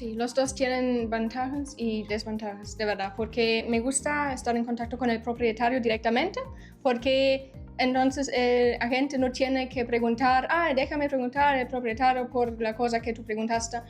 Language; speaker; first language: Spanish; non-native, fluent; German